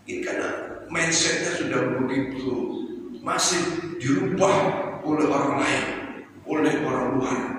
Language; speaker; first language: Indonesian; native; Indonesian